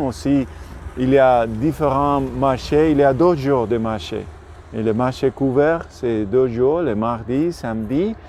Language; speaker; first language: French; non-native, learner; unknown